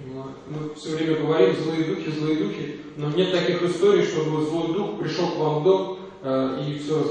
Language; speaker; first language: Russian; native; Russian